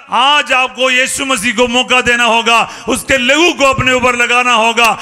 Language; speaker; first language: Hindi; non-native, fluent; Malayalam